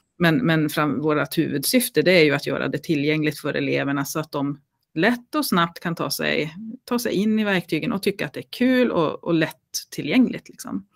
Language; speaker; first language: Swedish; native; Swedish